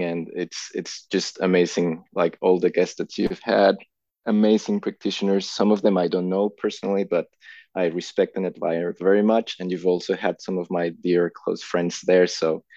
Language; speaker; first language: English; non-native, fluent; Spanish